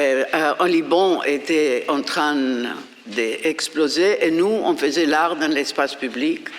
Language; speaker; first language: French; non-native, fluent; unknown